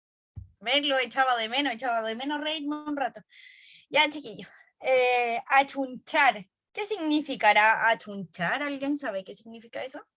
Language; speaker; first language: Spanish; native; Spanish